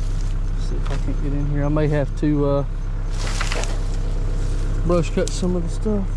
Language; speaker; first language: English; native; English